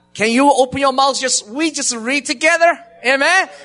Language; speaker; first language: English; non-native, learner; Chinese